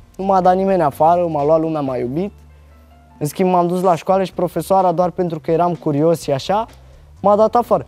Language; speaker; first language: Romanian; early bilingual, other home language; Arabic